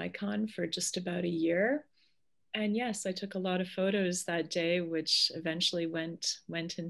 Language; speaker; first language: English; early bilingual, other home language; Polish